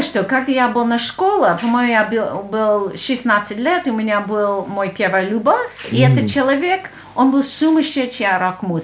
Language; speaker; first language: Russian; non-native, learner; English